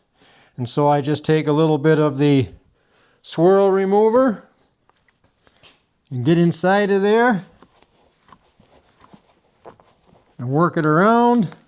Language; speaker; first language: English; native; English